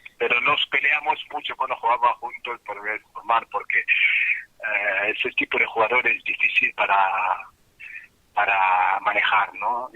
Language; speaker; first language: Spanish; non-native, fluent; French